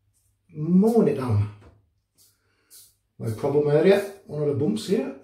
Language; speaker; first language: English; native; English